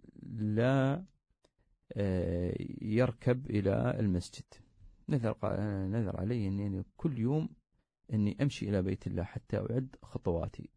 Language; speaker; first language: Arabic; native; Arabic